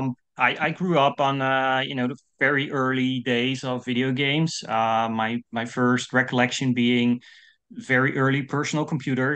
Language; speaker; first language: English; non-native, fluent; Dutch